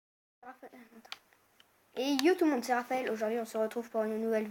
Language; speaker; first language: French; native; French